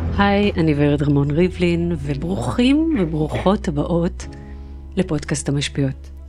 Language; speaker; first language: Hebrew; native; Hebrew